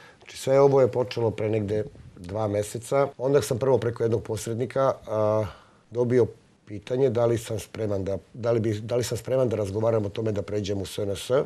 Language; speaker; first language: Serbian; non-native, local second language; Slovak